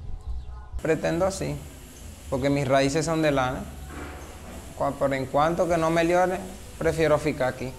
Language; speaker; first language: Portuguese; non-native, learner; Spanish